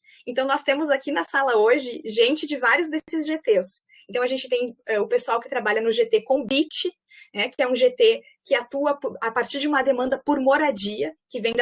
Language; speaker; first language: Portuguese; native; Portuguese